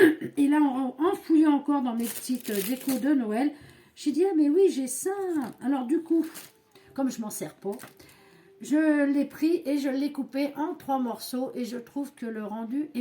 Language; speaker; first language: French; native; French